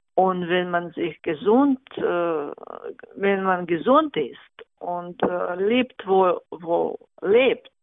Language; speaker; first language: German; non-native, fluent; Serbian